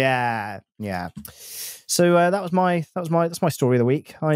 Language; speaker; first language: English; native; English